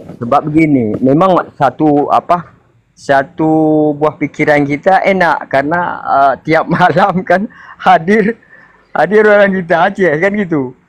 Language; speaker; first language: Indonesian; non-native, local second language; Achinese